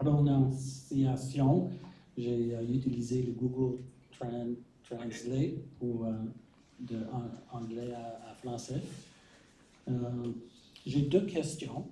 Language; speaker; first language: French; non-native, learner; English